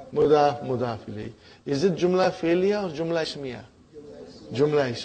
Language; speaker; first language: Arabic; non-native, fluent; Urdu